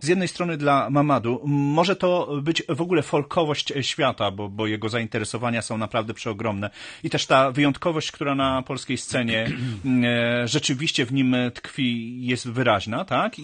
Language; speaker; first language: Polish; native; Polish